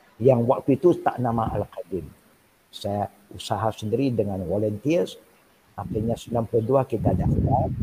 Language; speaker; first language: Malay; non-native, local second language; Min Nan Chinese